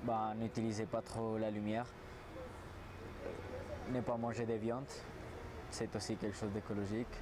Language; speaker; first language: French; non-native, fluent; Spanish